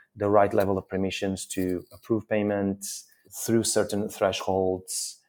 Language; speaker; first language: English; non-native, fluent; Portuguese